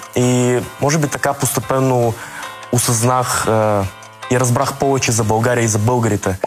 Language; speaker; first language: Bulgarian; early bilingual, other home language; Russian